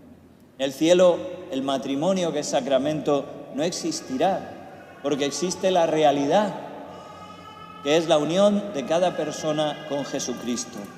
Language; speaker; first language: Spanish; native; Spanish